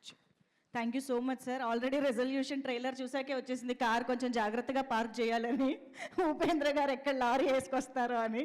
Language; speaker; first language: Telugu; native; Telugu